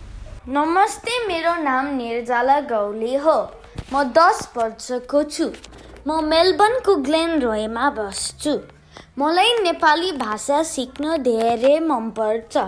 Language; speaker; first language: Nepali; early bilingual, heritage; Nepali